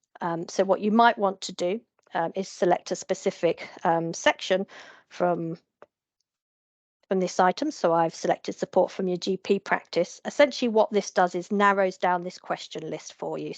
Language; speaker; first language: English; native; English